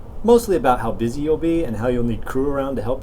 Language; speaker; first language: English; native; English